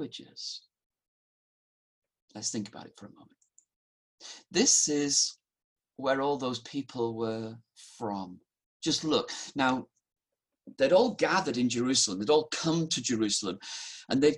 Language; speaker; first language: English; native; English